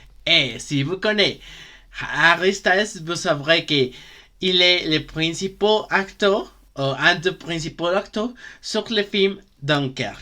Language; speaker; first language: French; non-native, learner; Spanish